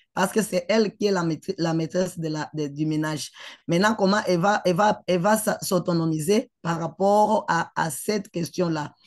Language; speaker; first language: French; non-native, local second language; Swahili